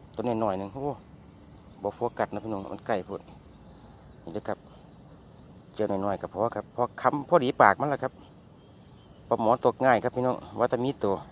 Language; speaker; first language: Thai; native; Thai